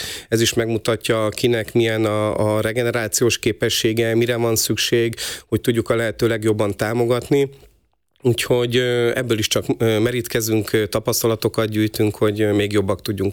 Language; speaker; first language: Hungarian; native; Hungarian